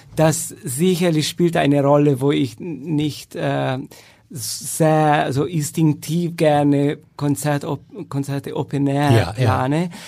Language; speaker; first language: German; non-native, fluent; Italian